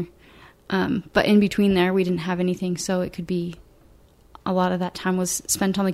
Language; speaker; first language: English; native; English